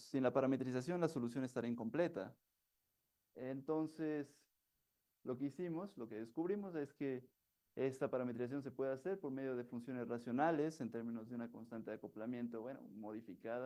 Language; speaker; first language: Spanish; native; Spanish